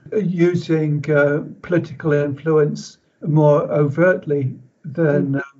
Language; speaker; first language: English; native; English